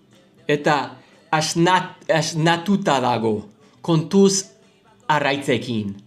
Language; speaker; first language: Basque; non-native, learner; English